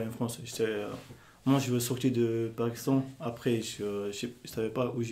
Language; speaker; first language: French; non-native, learner; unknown